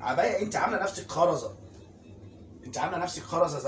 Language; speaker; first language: Arabic; native; Arabic